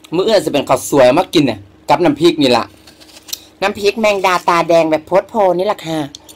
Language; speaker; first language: Thai; native; Thai